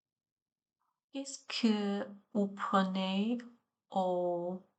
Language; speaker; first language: French; non-native, learner; Chinese